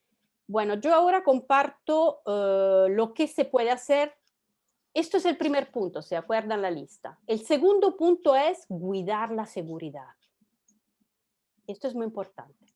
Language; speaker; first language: Spanish; non-native, fluent; Italian